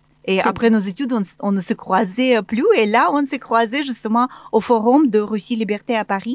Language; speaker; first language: French; non-native, fluent; Russian